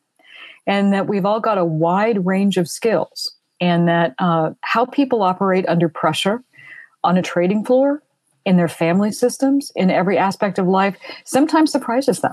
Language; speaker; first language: English; native; English